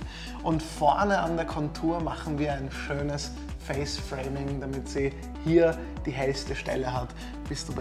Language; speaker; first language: German; native; German